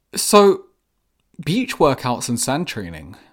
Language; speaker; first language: English; native; English